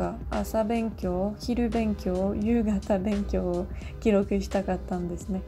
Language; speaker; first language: Japanese; non-native, learner; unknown